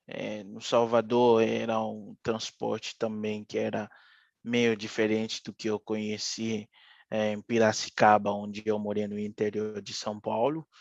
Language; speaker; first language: Portuguese; non-native, fluent; Haitian Creole